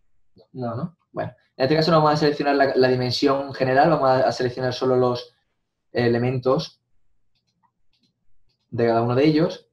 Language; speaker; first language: Spanish; native; Spanish